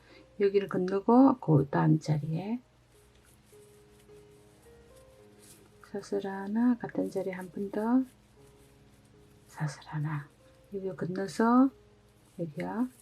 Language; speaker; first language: Korean; native; Korean